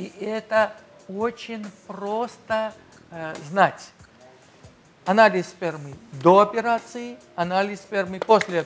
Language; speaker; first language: Russian; non-native, fluent; Georgian